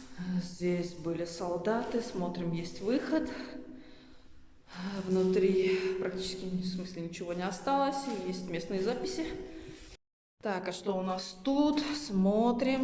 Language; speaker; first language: Russian; native; Russian